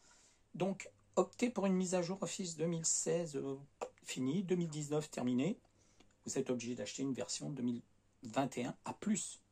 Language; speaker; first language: French; native; French